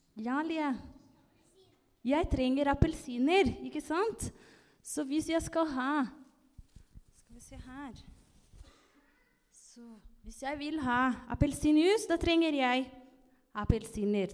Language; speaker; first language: Norwegian; non-native, fluent; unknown